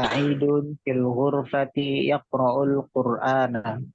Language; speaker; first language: Arabic; non-native, learner; Indonesian